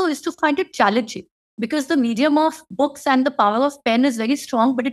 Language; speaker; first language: English; non-native, local second language; Hindi